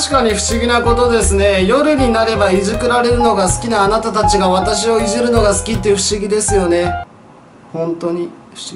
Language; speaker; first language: Japanese; native; Japanese